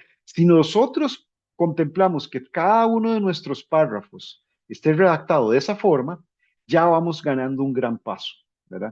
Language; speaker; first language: Spanish; native; Spanish